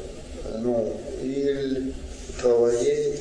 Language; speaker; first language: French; non-native, learner; Russian